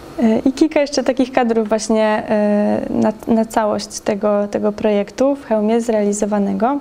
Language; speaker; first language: Polish; native; Polish